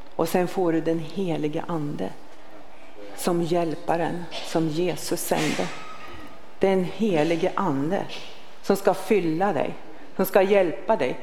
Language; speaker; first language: Swedish; native; Swedish